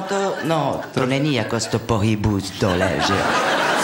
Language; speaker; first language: Czech; non-native, fluent; French